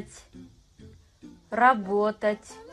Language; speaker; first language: Russian; non-native, fluent; Kazakh